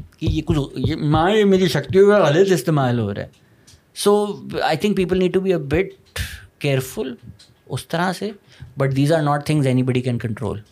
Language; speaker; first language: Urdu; native; Urdu